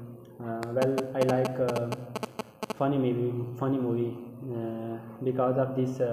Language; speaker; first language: English; non-native, learner; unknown